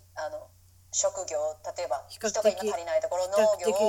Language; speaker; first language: Japanese; native; Japanese